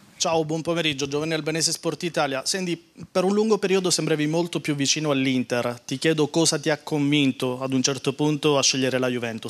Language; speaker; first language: Italian; non-native, learner; Portuguese